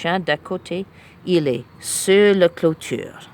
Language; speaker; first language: French; non-native, fluent; English